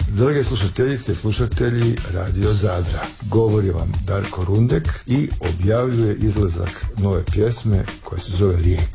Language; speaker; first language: Serbian; native; Serbian